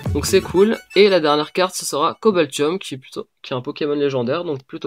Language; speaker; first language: French; native; French